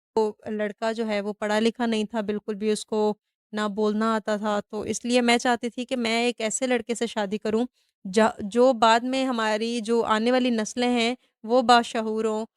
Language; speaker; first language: Urdu; non-native, local second language; Sindhi